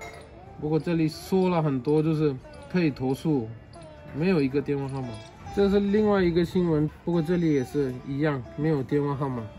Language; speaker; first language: Chinese; non-native, fluent; Hindi